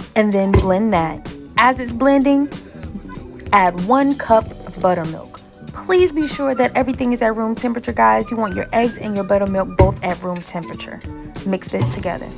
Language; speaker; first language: English; native; English